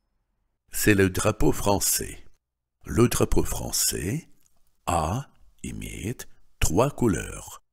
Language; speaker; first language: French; non-native, fluent; Russian